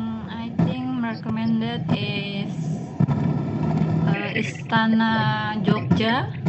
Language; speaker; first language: English; non-native, learner; Indonesian